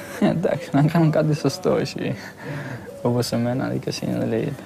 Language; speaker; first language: Greek; non-native, fluent; Albanian